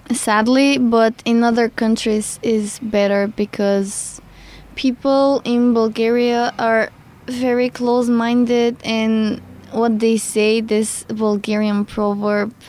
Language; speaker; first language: English; non-native, fluent; Bulgarian